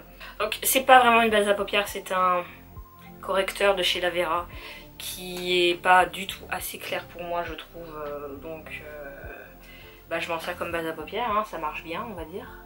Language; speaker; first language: French; native; French